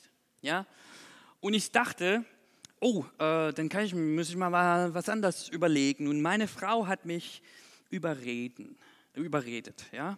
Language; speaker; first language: German; non-native, fluent; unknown